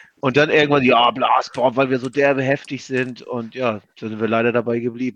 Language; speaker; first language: German; native; German